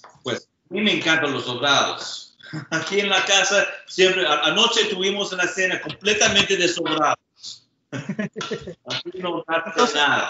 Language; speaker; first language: Spanish; early bilingual, heritage; Spanish